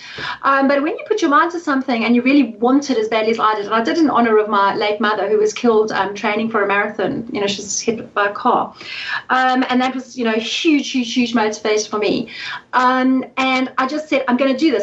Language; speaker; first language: English; native; English